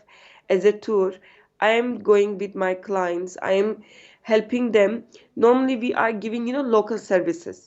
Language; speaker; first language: English; non-native, learner; Turkish